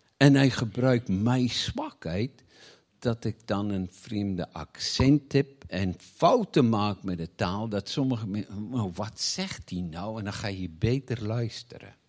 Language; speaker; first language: Dutch; non-native, fluent; Afrikaans